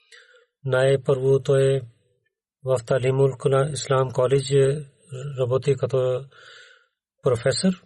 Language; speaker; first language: Bulgarian; non-native, learner; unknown